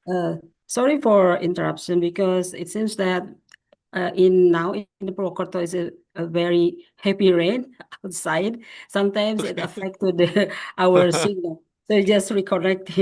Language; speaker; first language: English; non-native, fluent; Indonesian